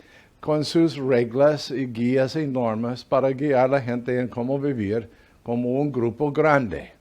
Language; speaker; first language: Spanish; non-native, fluent; English